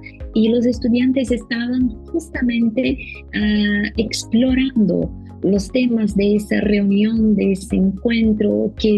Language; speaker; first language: Spanish; non-native, fluent; Portuguese